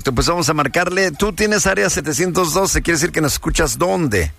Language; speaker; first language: Spanish; native; Spanish